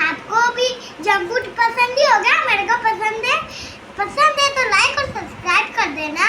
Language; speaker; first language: Hindi; non-native, local second language; Bangla